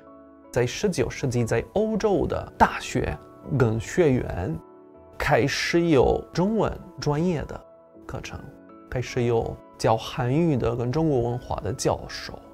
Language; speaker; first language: Chinese; non-native, fluent; Italian